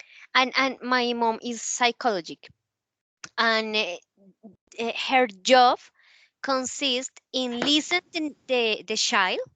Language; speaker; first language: English; non-native, learner; Spanish